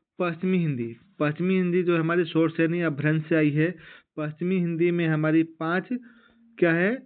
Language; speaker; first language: Hindi; native; Hindi